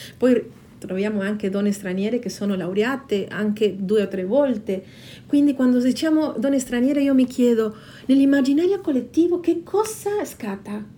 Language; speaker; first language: Italian; non-native, fluent; Spanish